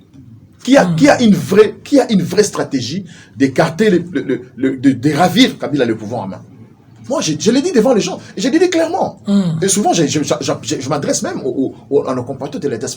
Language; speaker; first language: French; non-native, local second language; Lingala